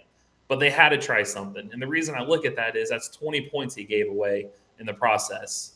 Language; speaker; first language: English; native; English